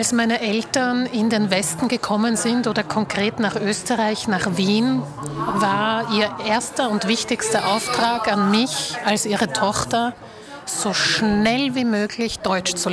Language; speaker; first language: German; early bilingual, other home language; Slovak